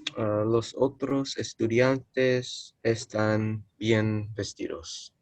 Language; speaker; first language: Spanish; non-native, learner; English